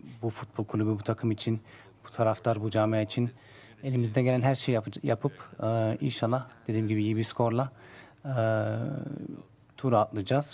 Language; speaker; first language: Turkish; early bilingual, heritage; Turkish